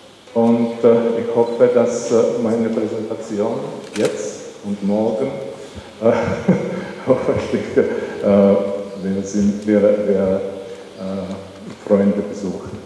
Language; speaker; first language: German; non-native, learner; Czech